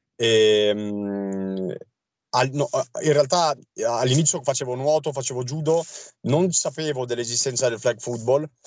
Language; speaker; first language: Italian; non-native, fluent; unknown